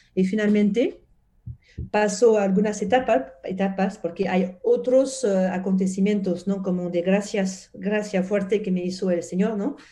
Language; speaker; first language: Spanish; non-native, fluent; French